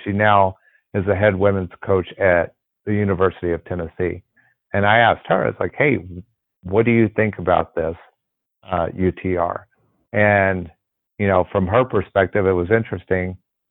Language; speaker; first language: English; native; English